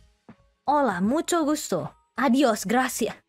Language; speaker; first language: Spanish; non-native, learner; Indonesian